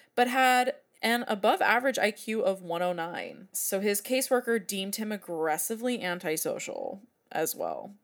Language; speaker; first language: English; native; English